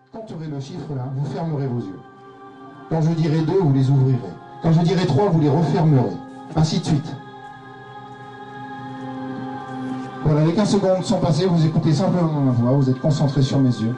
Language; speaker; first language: French; native; French